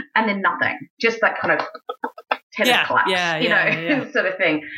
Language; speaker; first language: English; native; English